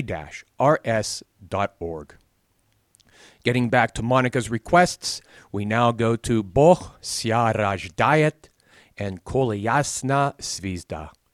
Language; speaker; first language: English; native; English